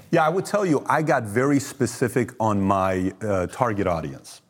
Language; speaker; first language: English; early bilingual, other home language; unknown